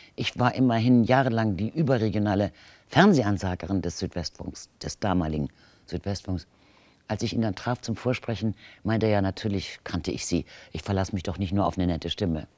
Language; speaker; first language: German; native; German